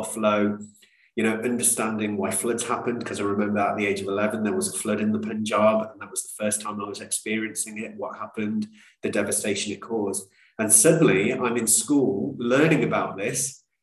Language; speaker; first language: English; native; English